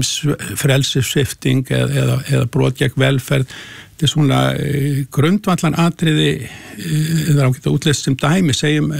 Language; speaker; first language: Icelandic; native; Icelandic